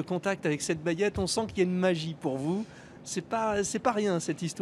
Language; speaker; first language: French; native; French